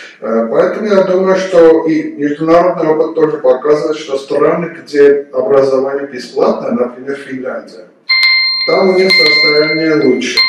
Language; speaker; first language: Russian; non-native, local second language; Armenian